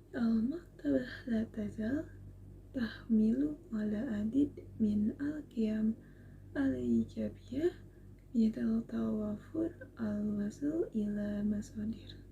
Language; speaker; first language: Arabic; non-native, learner; Indonesian